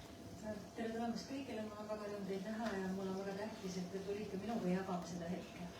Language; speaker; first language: Estonian; native; Estonian